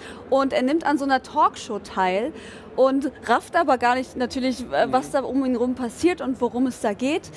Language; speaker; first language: German; native; German